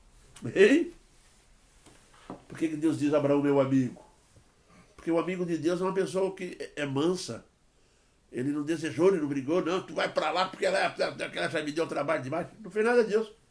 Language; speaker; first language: Portuguese; native; Portuguese